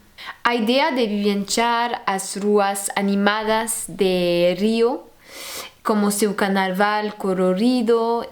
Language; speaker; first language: Portuguese; non-native, learner; French